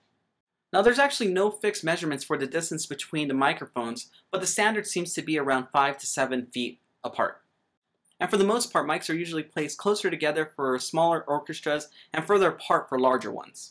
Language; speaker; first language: English; native; English